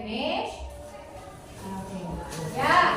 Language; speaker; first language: English; non-native, fluent; Indonesian